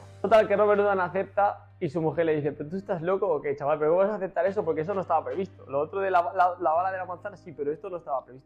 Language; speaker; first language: Spanish; native; Spanish